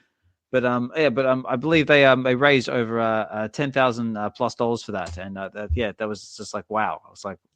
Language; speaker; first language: English; native; English